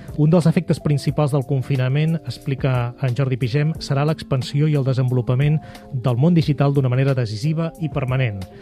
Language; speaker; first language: Catalan; native; Catalan